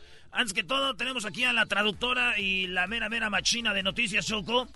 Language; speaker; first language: Spanish; native; Spanish